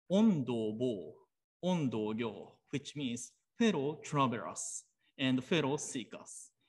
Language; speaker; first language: English; non-native, fluent; Japanese